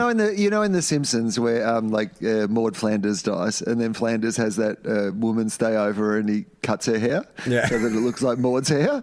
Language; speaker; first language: English; native; English